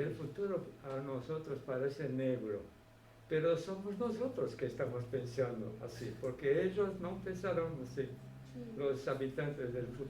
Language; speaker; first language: Spanish; non-native, fluent; Portuguese